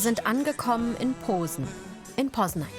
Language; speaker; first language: German; native; German